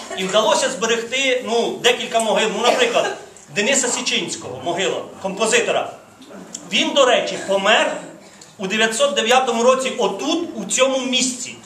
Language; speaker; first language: Ukrainian; native; Ukrainian